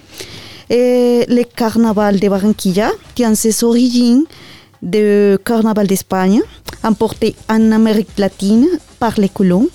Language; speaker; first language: French; non-native, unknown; Spanish